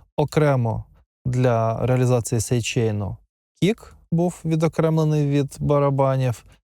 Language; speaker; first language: Ukrainian; non-native, local second language; Russian